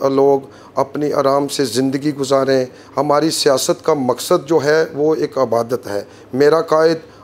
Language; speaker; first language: Urdu; non-native, local second language; Punjabi